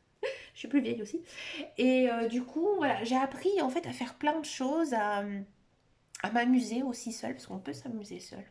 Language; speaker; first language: French; native; French